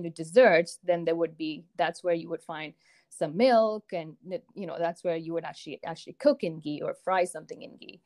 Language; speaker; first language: English; non-native, local second language; Tamil